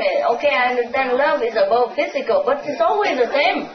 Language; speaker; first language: English; non-native, fluent; Vietnamese